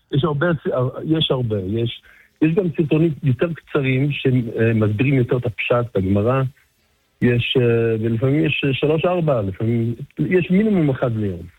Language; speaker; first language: Hebrew; non-native, fluent; English